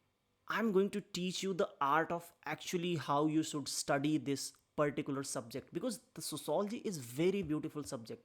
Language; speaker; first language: English; non-native, local second language; Hindi